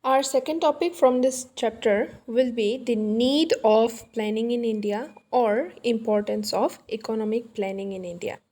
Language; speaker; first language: English; non-native, local second language; Assamese